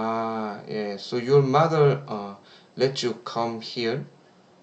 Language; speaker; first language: English; non-native, learner; Korean